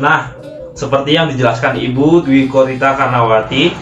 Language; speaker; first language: Indonesian; native; Indonesian